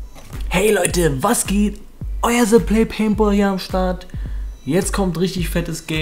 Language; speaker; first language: German; native; German